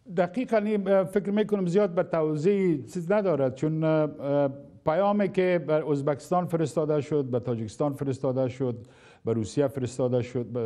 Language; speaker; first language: Persian; non-native, local second language; Pashto